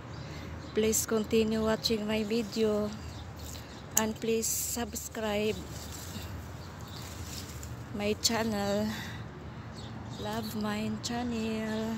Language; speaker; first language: English; non-native, learner; Filipino